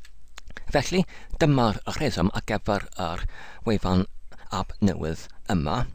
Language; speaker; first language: Welsh; non-native, learner; English